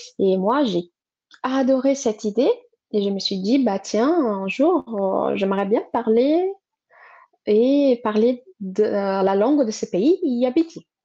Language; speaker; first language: French; non-native, fluent; Portuguese